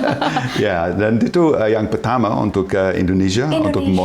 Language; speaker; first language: Indonesian; non-native, fluent; English